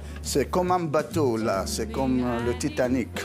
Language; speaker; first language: French; non-native, local second language; Arabic